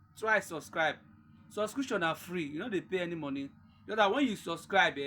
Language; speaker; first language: Nigerian Pidgin; non-native, local second language; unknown